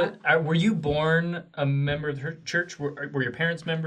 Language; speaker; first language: English; native; English